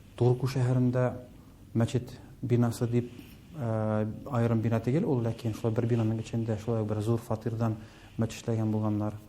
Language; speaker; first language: Tatar; early bilingual, heritage; Tatar